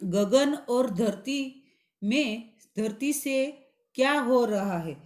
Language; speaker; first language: Hindi; non-native, local second language; Gujarati